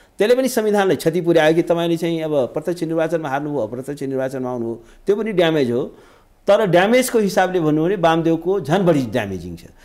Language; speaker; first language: Nepali; native; Nepali